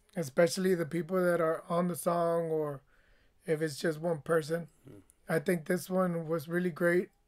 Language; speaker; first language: English; early bilingual, other home language; Spanish